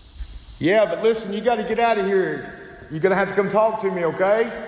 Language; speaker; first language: English; native; English